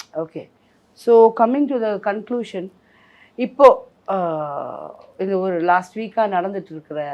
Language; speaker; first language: Tamil; native; Tamil